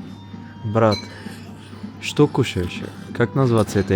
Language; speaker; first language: Russian; non-native, learner; Bulgarian